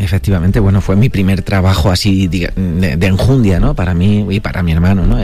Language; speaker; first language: Spanish; native; Spanish